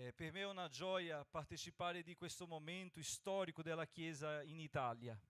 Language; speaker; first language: Italian; non-native, fluent; Portuguese